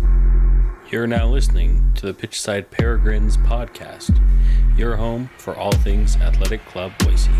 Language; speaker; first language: English; native; English